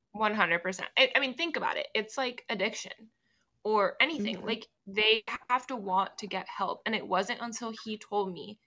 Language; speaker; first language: English; early bilingual, other home language; Spanish